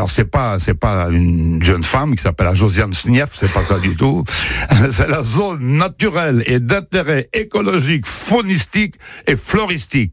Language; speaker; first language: French; native; French